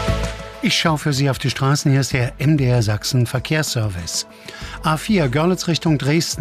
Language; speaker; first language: German; native; German